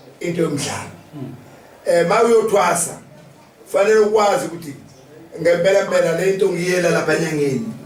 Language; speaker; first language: Zulu; non-native, local second language; Northern Sotho